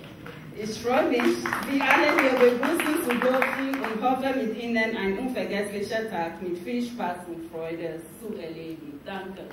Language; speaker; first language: German; non-native, fluent; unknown